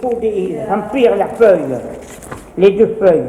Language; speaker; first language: French; native; French